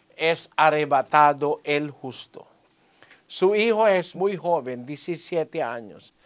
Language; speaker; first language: Spanish; non-native, fluent; Filipino